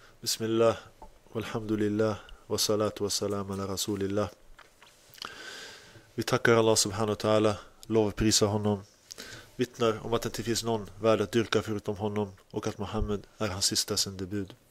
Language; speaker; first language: Swedish; early bilingual, other home language; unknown